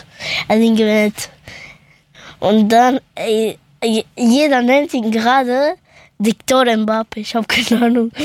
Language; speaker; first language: German; early bilingual, other home language; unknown